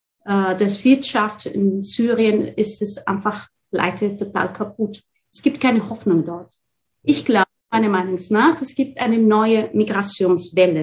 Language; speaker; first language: German; non-native, fluent; Arabic